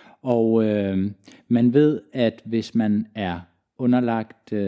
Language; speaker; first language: Danish; native; Danish